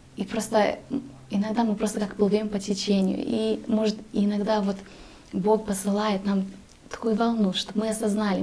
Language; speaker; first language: Russian; early bilingual, heritage; Russian